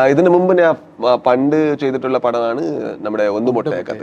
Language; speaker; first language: Malayalam; non-native, learner; Kannada